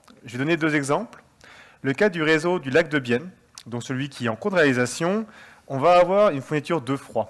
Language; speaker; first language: French; native; French